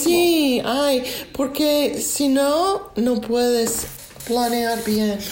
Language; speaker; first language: Spanish; non-native, learner; English